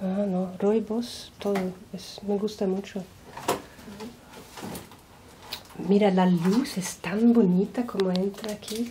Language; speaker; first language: Spanish; non-native, fluent; Swedish